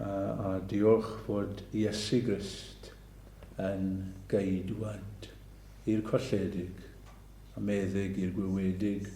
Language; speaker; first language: Welsh; native; Welsh